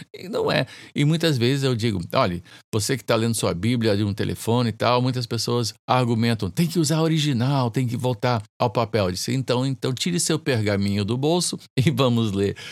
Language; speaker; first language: Portuguese; non-native, fluent; English